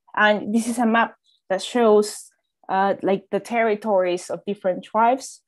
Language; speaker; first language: English; non-native, fluent; Spanish